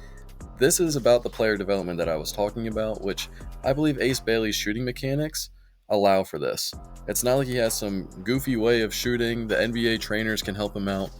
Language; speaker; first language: English; native; English